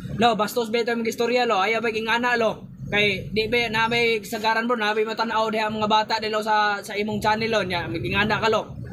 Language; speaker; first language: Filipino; non-native, local second language; Cebuano